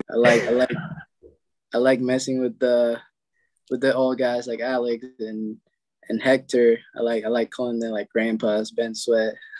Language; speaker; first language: English; non-native, fluent; Spanish